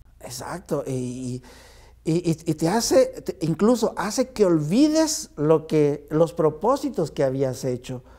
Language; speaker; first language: Spanish; native; Spanish